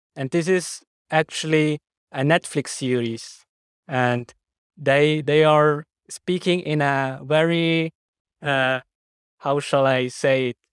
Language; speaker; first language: English; non-native, fluent; Swiss German